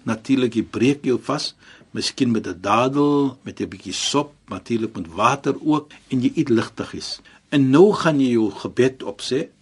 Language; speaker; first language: Afrikaans; non-native, fluent; Arabic